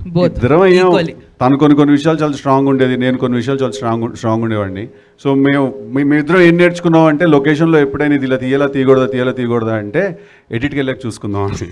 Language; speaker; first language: Telugu; native; Telugu